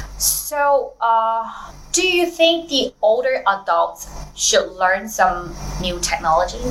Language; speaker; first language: English; non-native, fluent; Chinese